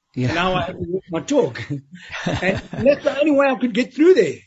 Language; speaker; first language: English; native; English